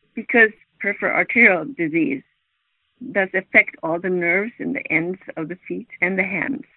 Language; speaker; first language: English; non-native, fluent; Swedish